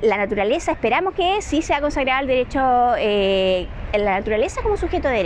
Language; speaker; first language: Spanish; native; Spanish